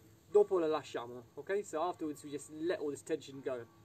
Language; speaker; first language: English; native; English